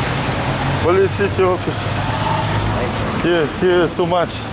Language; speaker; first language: English; non-native, learner; Russian